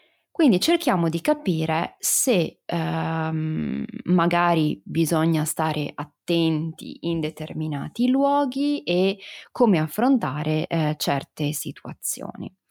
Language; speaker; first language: Italian; native; Italian